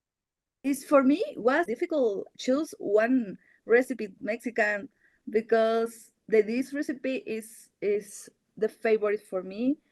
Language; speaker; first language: English; non-native, learner; Spanish